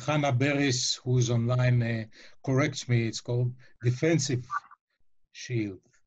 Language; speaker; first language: English; non-native, fluent; Hebrew